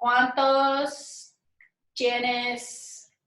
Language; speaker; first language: Spanish; non-native, learner; English